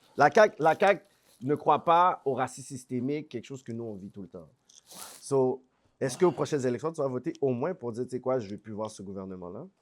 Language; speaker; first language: French; native; French